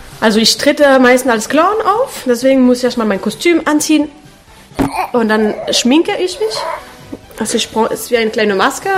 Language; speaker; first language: German; non-native, fluent; French